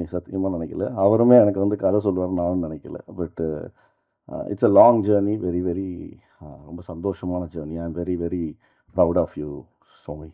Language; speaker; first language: Tamil; native; Tamil